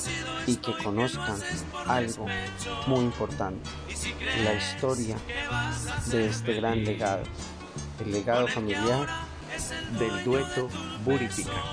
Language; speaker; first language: Spanish; native; Spanish